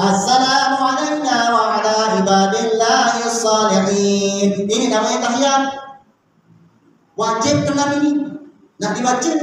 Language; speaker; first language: Malay; native; Malay